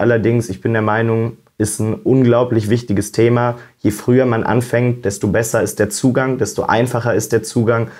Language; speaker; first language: German; native; German